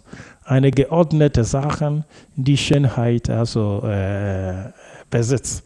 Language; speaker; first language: German; non-native, fluent; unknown